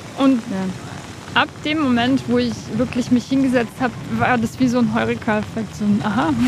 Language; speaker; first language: German; early bilingual, other home language; Bosnian